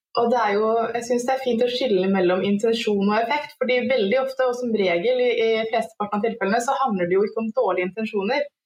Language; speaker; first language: Norwegian; native; Norwegian